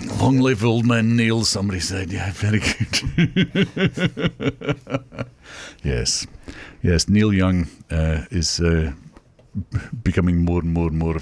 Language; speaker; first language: English; native; English